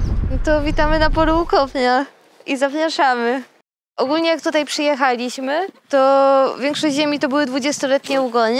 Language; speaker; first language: Polish; native; Polish